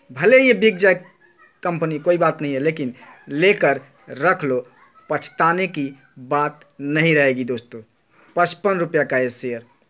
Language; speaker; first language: Hindi; native; Hindi